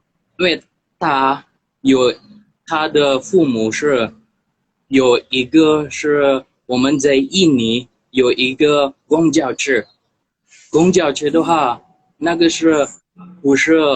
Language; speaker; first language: Chinese; non-native, learner; Indonesian